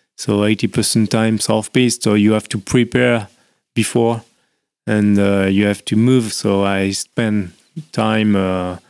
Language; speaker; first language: English; non-native, learner; French